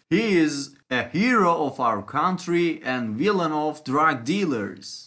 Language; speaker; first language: English; non-native, learner; Turkish